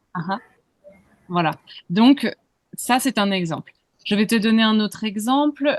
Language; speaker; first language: French; native; French